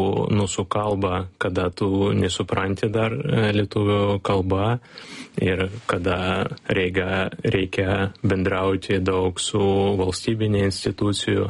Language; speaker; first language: Lithuanian; non-native, learner; Ukrainian